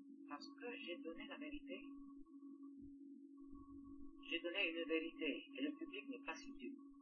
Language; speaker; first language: French; non-native, fluent; Greek